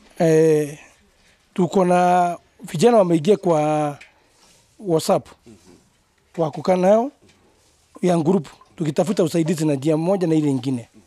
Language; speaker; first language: Swahili; non-native, local second language; Kikuyu